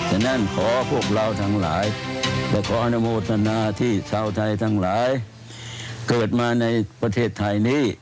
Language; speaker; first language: Thai; native; Thai